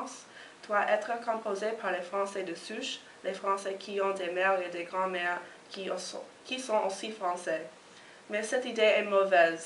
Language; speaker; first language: French; non-native, learner; English